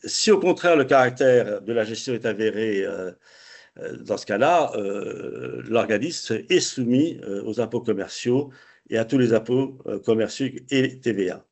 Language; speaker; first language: French; native; French